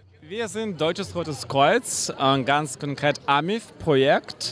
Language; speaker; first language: German; non-native, fluent; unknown